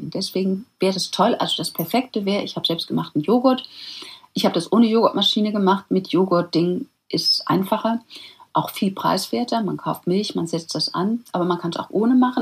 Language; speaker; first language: German; native; German